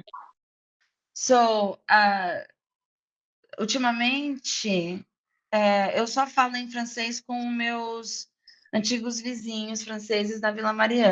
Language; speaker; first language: Portuguese; non-native, fluent; English